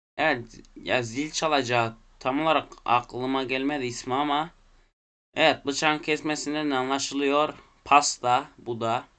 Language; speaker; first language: Turkish; native; Turkish